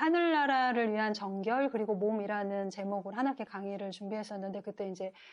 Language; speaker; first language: Korean; native; Korean